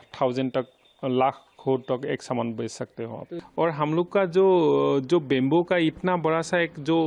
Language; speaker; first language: Hindi; non-native, local second language; Assamese